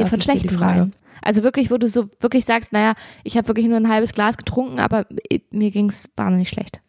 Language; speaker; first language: German; native; German